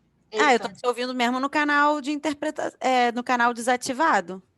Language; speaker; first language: Portuguese; native; Portuguese